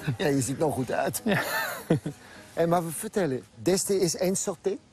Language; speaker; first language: Dutch; non-native, fluent; French